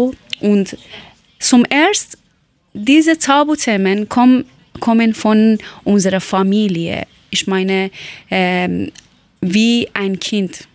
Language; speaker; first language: German; non-native, learner; Persian